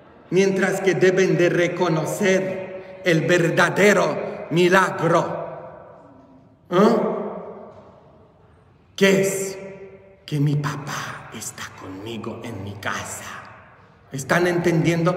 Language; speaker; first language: Spanish; non-native, fluent; Polish